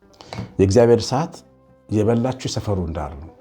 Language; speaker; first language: Amharic; native; Amharic